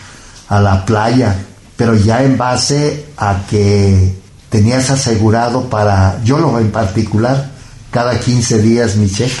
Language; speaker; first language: Spanish; native; Spanish